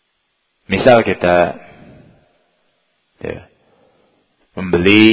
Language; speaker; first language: Indonesian; native; Indonesian